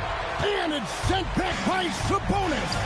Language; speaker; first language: English; native; English